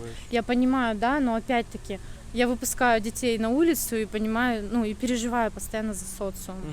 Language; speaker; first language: Russian; native; Russian